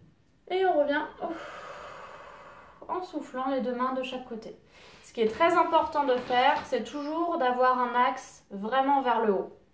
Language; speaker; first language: French; native; French